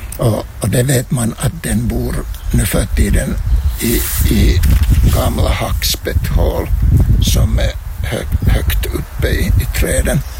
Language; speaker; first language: Swedish; non-native, local second language; Finnish